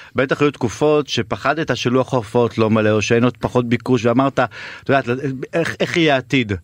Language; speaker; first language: Hebrew; native; Hebrew